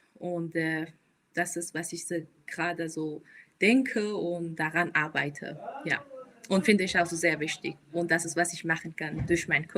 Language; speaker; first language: German; non-native, fluent; Persian